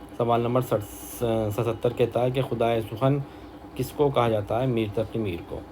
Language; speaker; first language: Urdu; native; Urdu